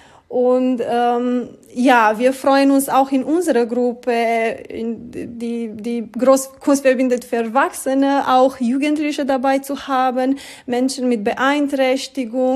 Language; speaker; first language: German; non-native, learner; Romanian